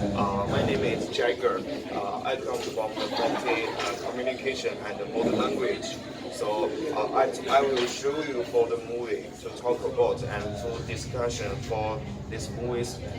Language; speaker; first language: English; non-native, learner; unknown